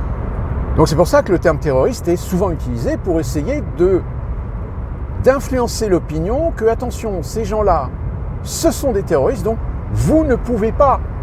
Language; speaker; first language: French; native; French